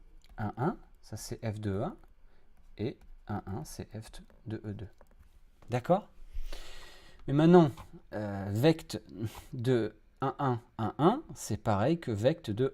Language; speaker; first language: French; native; French